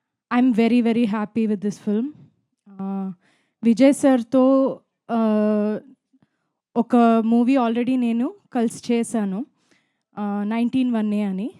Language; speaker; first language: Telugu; non-native, fluent; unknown